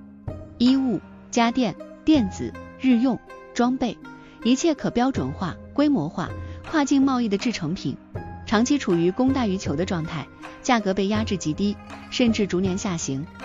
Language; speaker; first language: Chinese; native; Chinese